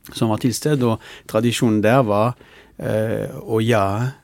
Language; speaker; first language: Norwegian; non-native, fluent; French